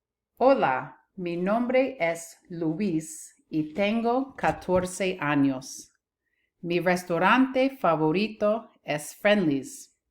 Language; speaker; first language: Spanish; non-native, fluent; English